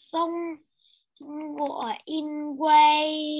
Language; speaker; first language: Chinese; non-native, learner; Vietnamese